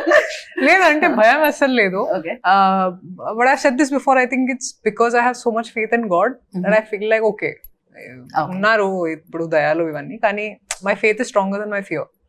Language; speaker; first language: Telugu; non-native, fluent; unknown